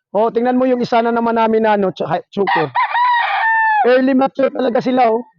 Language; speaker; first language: Filipino; non-native, local second language; Surigaonon